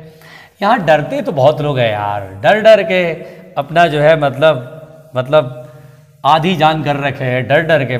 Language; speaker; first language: Hindi; native; Hindi